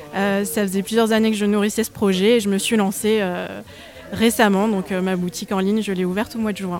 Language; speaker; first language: French; non-native, fluent; Spanish